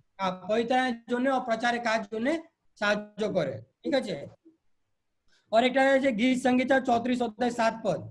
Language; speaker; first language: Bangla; non-native, local second language; Hindi